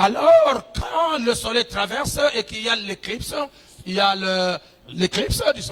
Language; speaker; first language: French; non-native, local second language; Lingala